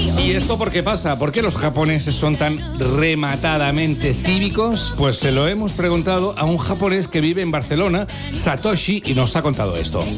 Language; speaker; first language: Spanish; native; Spanish